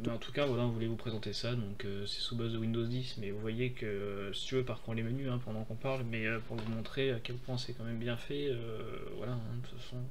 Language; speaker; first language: French; native; French